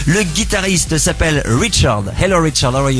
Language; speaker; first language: French; native; French